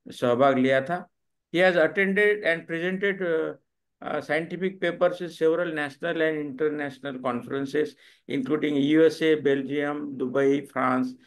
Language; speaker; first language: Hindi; non-native, local second language; Marathi